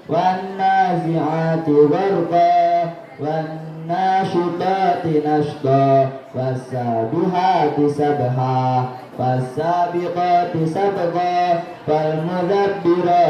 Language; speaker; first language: Arabic; non-native, learner; Indonesian